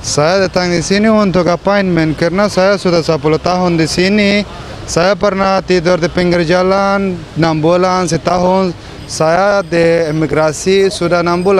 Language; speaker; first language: Indonesian; non-native, fluent; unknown